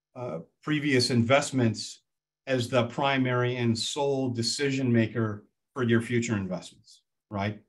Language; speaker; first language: English; native; English